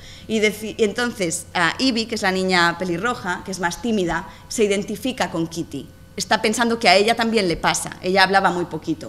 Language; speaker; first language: Spanish; native; Spanish